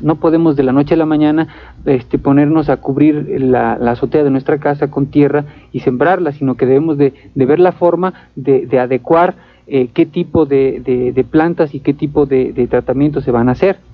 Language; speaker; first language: Spanish; native; Spanish